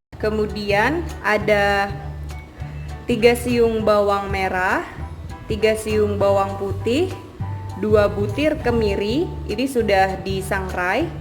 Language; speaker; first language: Indonesian; native; Indonesian